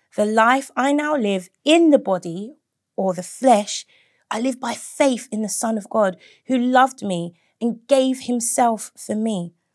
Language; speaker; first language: English; native; English